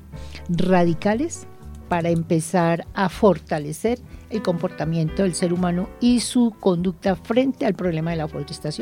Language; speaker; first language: Spanish; native; Spanish